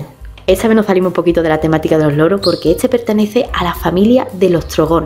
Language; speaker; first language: Spanish; native; Spanish